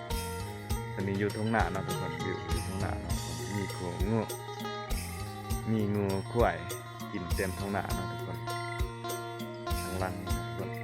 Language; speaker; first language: Thai; non-native, local second language; Northeastern Thai